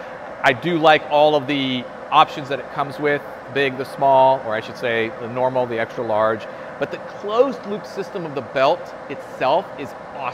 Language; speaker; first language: English; native; English